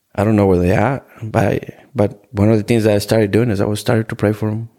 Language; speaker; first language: English; non-native, fluent; Spanish